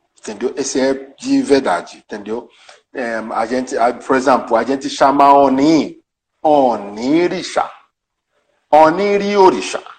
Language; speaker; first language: Portuguese; non-native, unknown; Yoruba